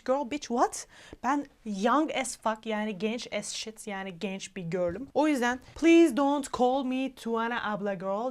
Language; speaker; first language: English; non-native, learner; Turkish